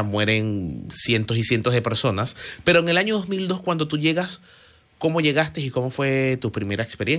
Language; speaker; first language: Spanish; native; Spanish